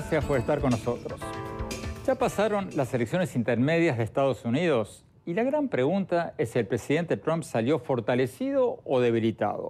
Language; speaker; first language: Spanish; native; Spanish